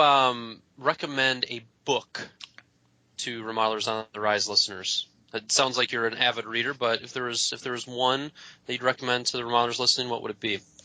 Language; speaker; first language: English; native; English